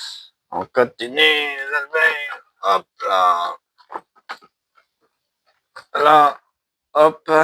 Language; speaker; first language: French; native; French